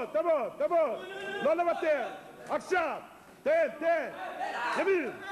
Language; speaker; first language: Hebrew; non-native, fluent; Russian